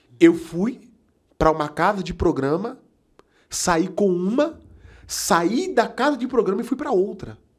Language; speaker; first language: Portuguese; native; Portuguese